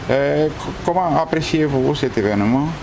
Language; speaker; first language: French; non-native, fluent; Romanian